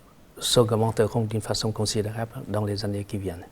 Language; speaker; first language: French; non-native, fluent; Vietnamese